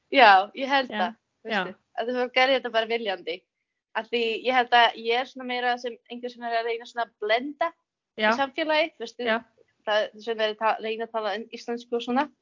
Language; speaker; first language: Icelandic; non-native, fluent; Czech